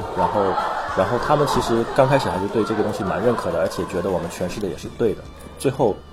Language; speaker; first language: Chinese; native; Chinese